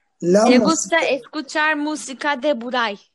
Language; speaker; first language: Spanish; non-native, learner; Turkish